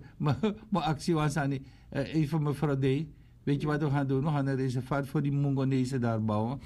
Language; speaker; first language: Dutch; native; Dutch